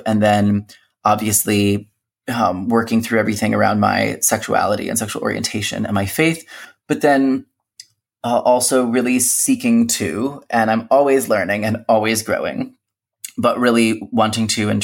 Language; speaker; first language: English; native; English